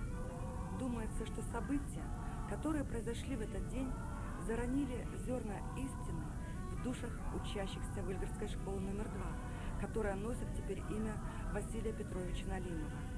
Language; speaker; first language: Russian; native; Russian